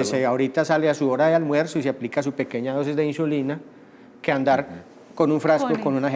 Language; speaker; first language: Spanish; native; Spanish